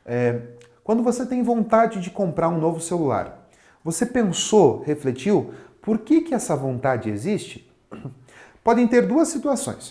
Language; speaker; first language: Portuguese; native; Portuguese